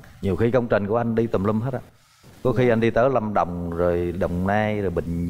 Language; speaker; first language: Vietnamese; native; Vietnamese